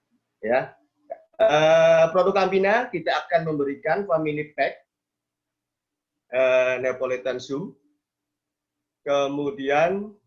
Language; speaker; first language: Indonesian; native; Indonesian